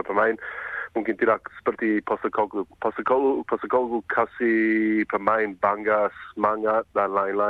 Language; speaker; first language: Indonesian; non-native, fluent; English